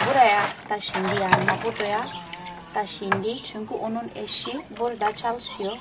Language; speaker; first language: Turkish; non-native, fluent; Portuguese